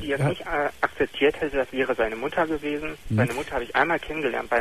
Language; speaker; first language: German; native; German